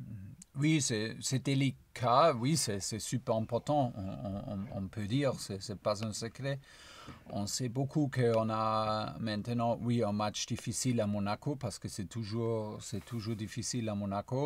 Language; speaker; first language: French; non-native, fluent; German